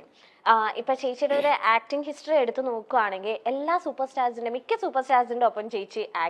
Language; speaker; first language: Malayalam; native; Malayalam